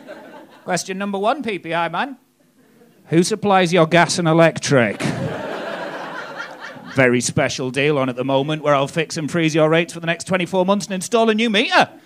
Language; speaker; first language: English; native; English